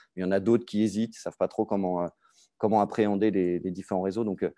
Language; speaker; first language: French; native; French